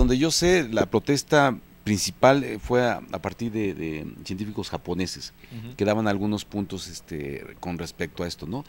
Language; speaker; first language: Spanish; native; Spanish